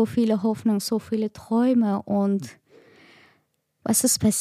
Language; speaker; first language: German; non-native, learner; Persian